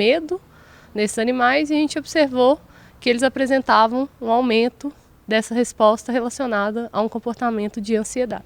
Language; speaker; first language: Portuguese; native; Portuguese